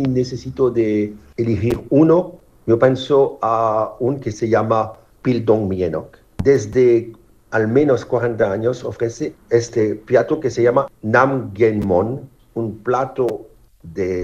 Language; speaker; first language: Spanish; non-native, fluent; French